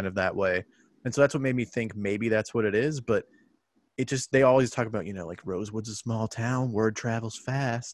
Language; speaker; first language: English; native; English